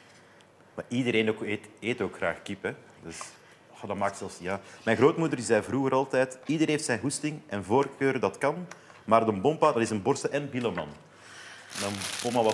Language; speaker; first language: Dutch; native; Dutch